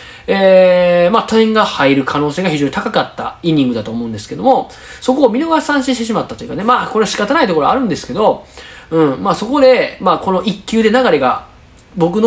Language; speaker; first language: Japanese; native; Japanese